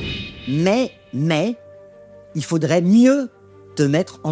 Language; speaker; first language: French; native; French